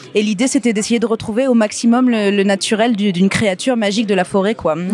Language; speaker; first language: French; native; French